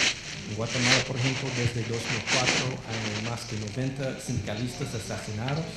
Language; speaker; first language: Spanish; non-native, fluent; English